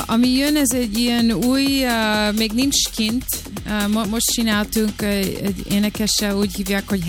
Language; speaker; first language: Hungarian; early bilingual, heritage; English